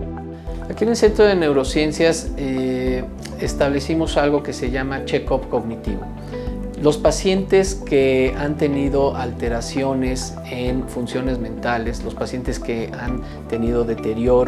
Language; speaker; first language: Spanish; native; Spanish